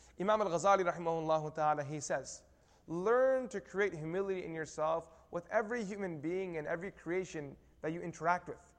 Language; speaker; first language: English; native; English